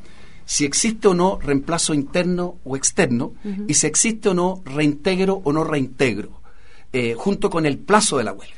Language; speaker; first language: Spanish; native; Spanish